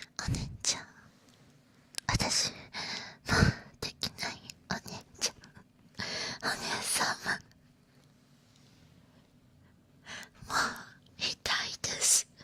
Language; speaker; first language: Japanese; non-native, learner; Chinese